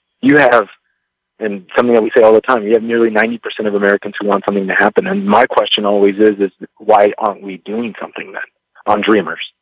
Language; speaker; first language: English; early bilingual, other home language; Spanish